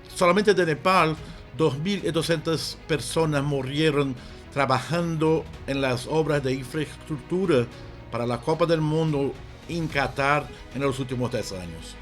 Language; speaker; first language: Spanish; non-native, fluent; Portuguese